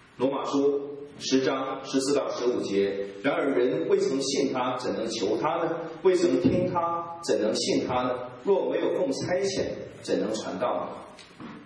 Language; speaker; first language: Chinese; native; Chinese